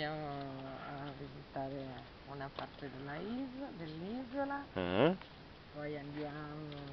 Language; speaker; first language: Italian; native; Italian